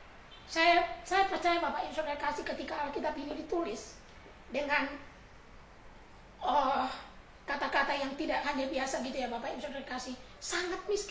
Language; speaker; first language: Indonesian; native; Indonesian